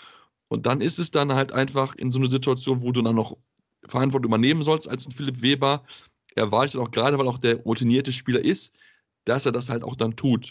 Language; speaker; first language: German; native; German